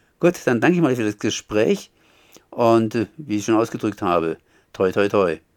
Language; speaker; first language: German; native; German